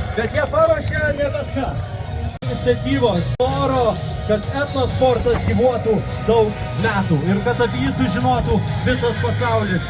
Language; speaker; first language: Lithuanian; native; Lithuanian